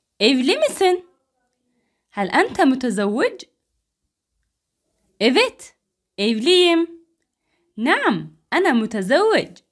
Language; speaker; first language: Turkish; non-native, fluent; Arabic